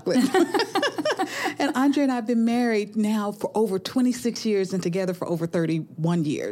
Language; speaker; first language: English; native; English